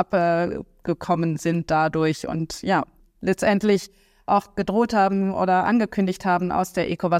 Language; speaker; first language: German; native; German